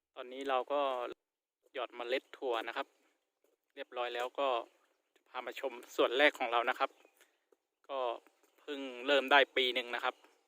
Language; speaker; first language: Thai; native; Thai